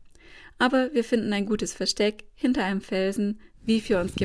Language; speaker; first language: German; native; German